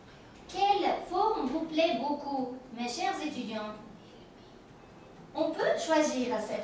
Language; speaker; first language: French; non-native, fluent; Uzbek